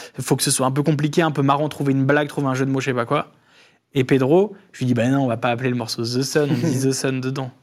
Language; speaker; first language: French; native; French